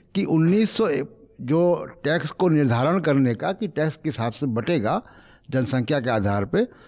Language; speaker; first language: Hindi; native; Hindi